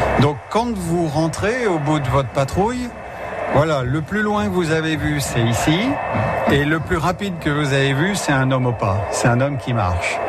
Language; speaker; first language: French; native; French